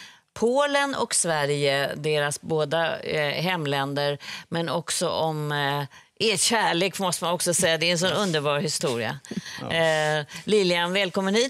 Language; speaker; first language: Swedish; native; Swedish